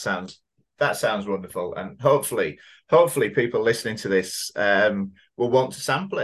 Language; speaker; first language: English; native; English